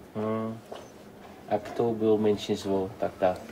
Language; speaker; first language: Russian; non-native, learner; Dutch